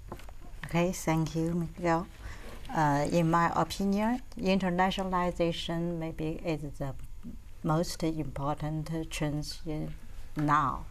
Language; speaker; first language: English; non-native, learner; Chinese